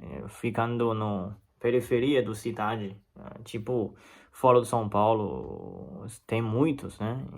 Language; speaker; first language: Portuguese; non-native, fluent; Chinese